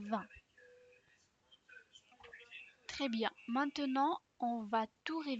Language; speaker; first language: French; non-native, fluent; Spanish